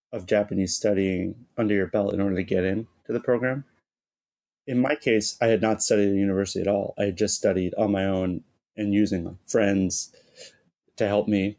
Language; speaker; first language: English; native; English